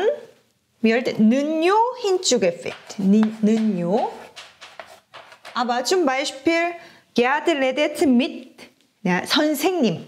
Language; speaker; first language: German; non-native, fluent; Korean